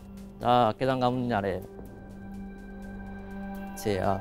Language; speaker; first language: Georgian; non-native, fluent; Japanese